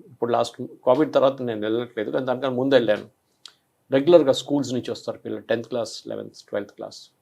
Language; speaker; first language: Telugu; non-native, local second language; Malayalam